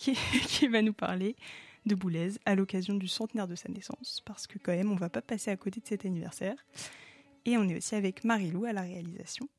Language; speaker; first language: French; native; French